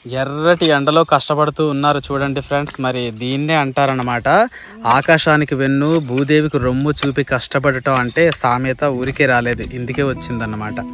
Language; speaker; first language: Telugu; native; Telugu